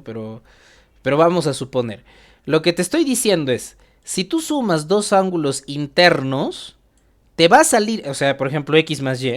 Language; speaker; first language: Spanish; native; Spanish